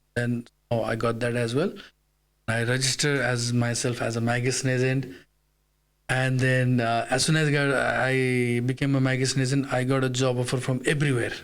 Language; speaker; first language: English; non-native, fluent; Nepali